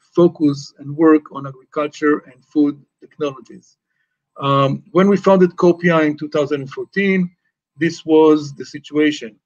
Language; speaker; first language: English; non-native, fluent; Hebrew